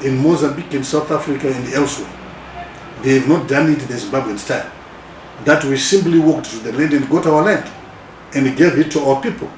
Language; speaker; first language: English; non-native, local second language; Shona